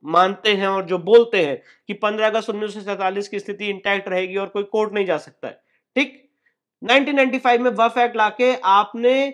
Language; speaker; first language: Hindi; native; Hindi